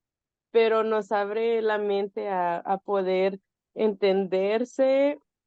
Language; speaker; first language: Spanish; early bilingual, heritage; Spanish